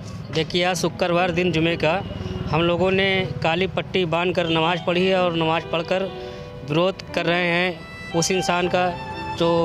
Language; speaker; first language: Hindi; native; Hindi